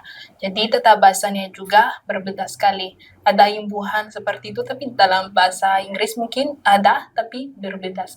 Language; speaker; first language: Indonesian; non-native, learner; Malagasy